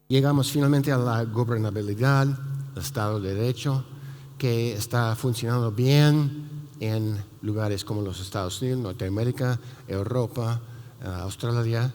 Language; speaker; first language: Spanish; non-native, fluent; English